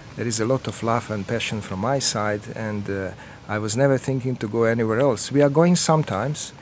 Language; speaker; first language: English; non-native, fluent; Croatian